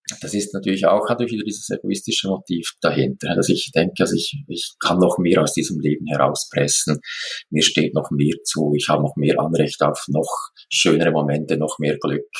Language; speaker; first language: German; native; German